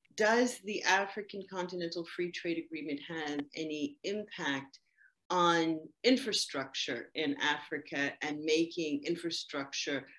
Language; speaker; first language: English; native; English